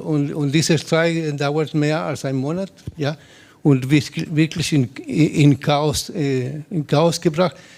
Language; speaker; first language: German; non-native, learner; Spanish